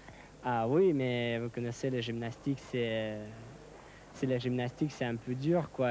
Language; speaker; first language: French; non-native, learner; Russian